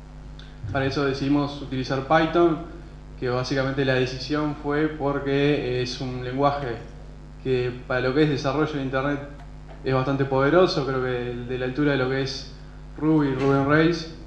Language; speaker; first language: Spanish; native; Spanish